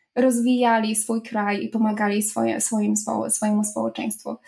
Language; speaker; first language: Polish; native; Polish